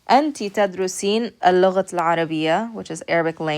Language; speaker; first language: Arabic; non-native, fluent; English